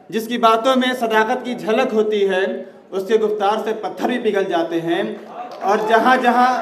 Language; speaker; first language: Urdu; native; Urdu